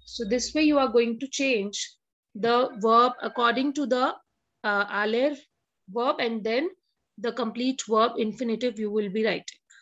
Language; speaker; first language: English; non-native, local second language; Hindi